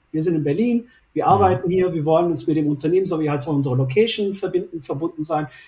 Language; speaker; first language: German; early bilingual, other home language; Turkish